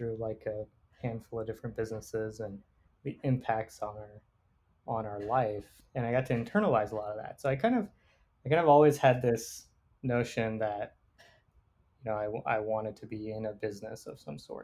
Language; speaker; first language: English; native; English